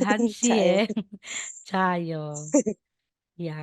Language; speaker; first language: Korean; non-native, fluent; Filipino